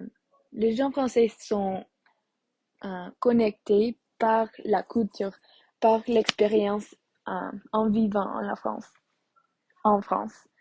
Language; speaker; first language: French; non-native, learner; English